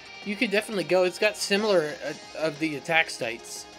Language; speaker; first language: English; native; English